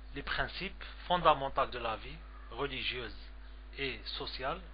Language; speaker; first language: French; non-native, local second language; Arabic